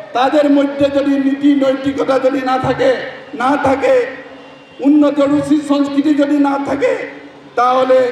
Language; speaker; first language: Bangla; non-native, learner; Assamese